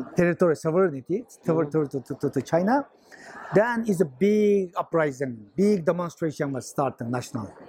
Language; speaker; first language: English; non-native, learner; Chinese